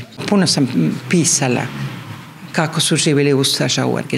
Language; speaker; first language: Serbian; early bilingual, heritage; Spanish